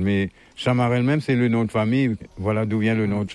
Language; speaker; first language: French; non-native, local second language; Morisyen